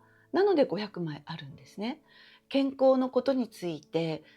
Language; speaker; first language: Japanese; native; Japanese